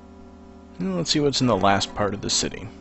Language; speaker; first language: English; native; English